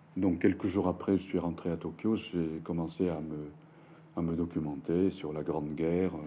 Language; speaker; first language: French; non-native, fluent; Japanese